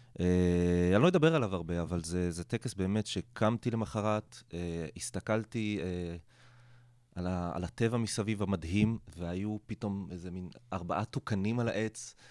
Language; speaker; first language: Hebrew; non-native, local second language; Arabic